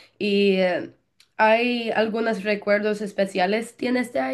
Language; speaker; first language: Spanish; non-native, learner; English